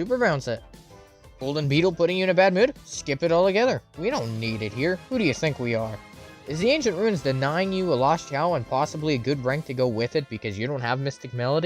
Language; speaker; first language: English; native; English